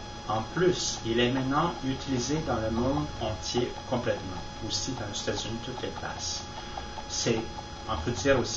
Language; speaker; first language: French; non-native, fluent; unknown